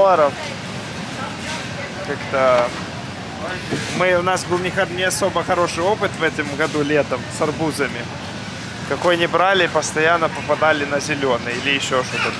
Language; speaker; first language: Russian; native; Russian